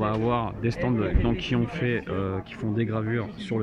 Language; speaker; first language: French; native; French